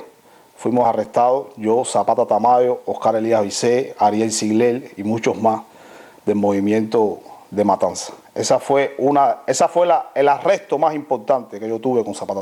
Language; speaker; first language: Spanish; native; Spanish